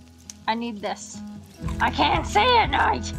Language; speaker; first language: English; native; English